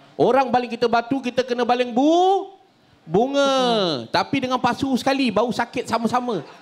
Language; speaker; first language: Malay; native; Malay